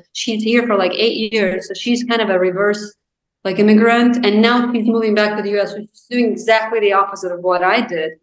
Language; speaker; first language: English; non-native, fluent; Azerbaijani